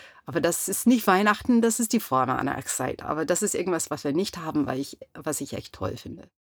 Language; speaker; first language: German; non-native, fluent; English